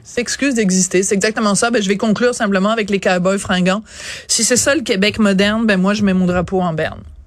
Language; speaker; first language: French; native; French